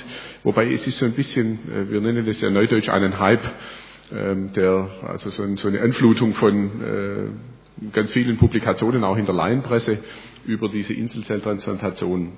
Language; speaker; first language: German; native; German